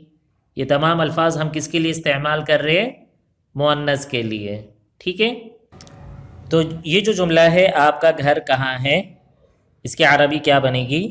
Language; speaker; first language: Urdu; native; Urdu